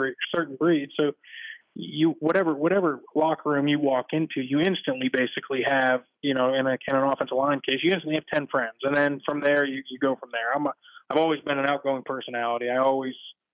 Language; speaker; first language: English; native; English